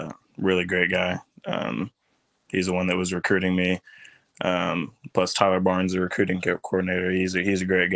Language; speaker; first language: English; native; English